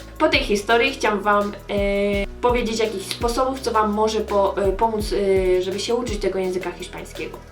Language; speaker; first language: Polish; early bilingual, heritage; Polish